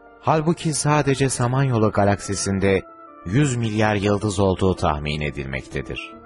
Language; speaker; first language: Turkish; native; Turkish